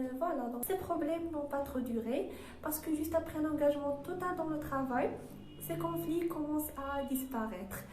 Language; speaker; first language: French; non-native, local second language; Arabic